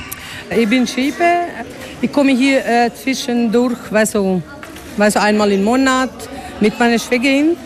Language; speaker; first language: German; non-native, learner; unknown